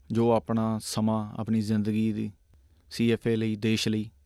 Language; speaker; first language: Punjabi; native; Punjabi